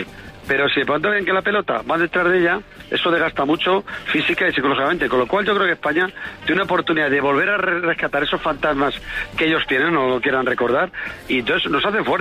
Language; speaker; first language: Spanish; native; Spanish